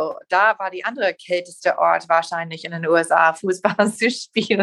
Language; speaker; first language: German; non-native, fluent; English